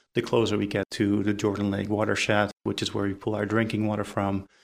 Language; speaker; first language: English; non-native, fluent; Dutch